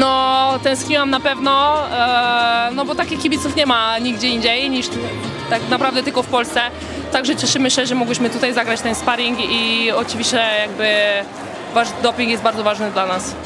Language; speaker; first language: Polish; early bilingual, heritage; Polish